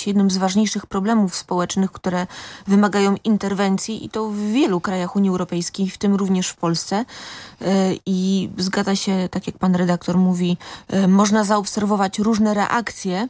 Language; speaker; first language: Polish; native; Polish